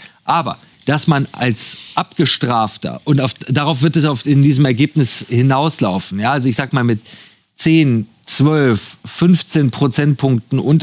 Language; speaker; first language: German; native; German